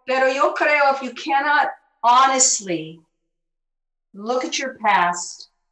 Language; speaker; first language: English; early bilingual, other home language; Spanish